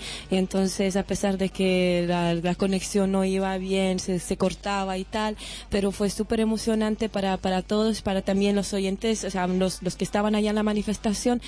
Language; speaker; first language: Spanish; native; Spanish